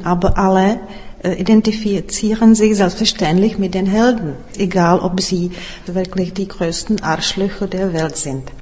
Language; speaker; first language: German; non-native, fluent; Czech